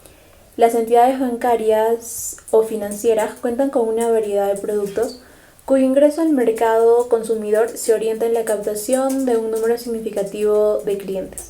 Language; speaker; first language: Spanish; native; Spanish